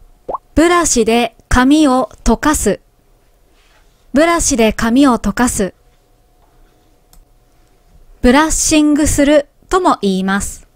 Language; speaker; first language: Japanese; native; Japanese